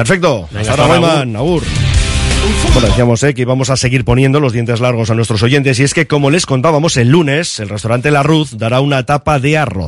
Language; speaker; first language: Spanish; native; Spanish